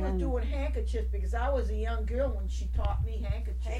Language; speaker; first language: English; early bilingual, other home language; Armenian